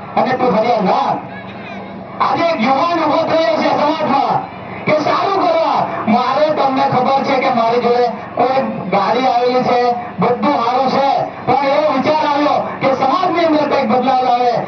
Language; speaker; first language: Gujarati; non-native, local second language; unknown